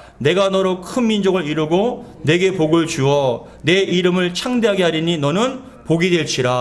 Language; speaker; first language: Korean; native; Korean